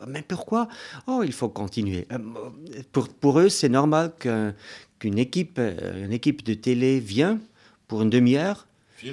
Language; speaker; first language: French; non-native, local second language; German